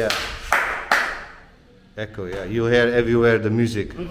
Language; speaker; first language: English; non-native, learner; Turkish